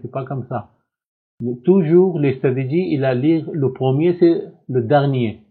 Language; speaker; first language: French; non-native, learner; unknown